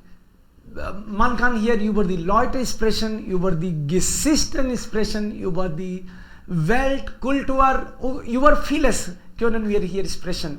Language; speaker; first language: German; non-native, fluent; Hindi